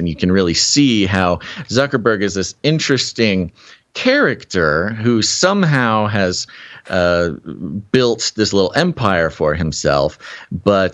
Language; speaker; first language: English; native; English